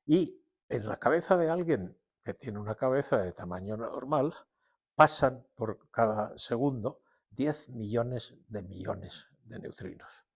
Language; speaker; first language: Spanish; native; Spanish